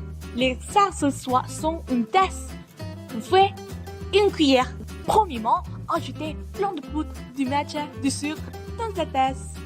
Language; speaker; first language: French; non-native, learner; Spanish